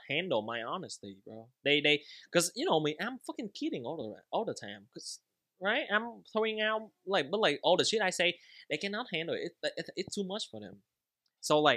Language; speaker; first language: English; non-native, learner; Vietnamese